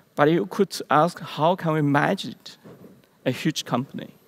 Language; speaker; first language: English; non-native, learner; Chinese